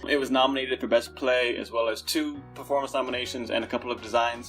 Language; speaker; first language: English; native; English